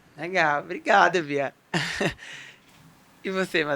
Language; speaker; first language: Portuguese; native; Portuguese